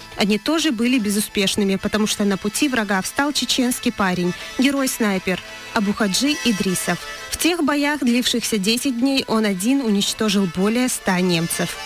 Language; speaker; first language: Russian; non-native, local second language; Chechen